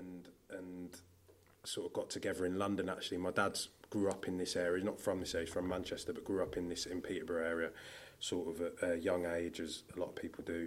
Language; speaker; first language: English; native; English